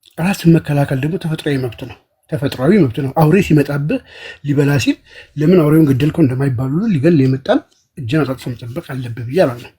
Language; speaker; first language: Amharic; native; Amharic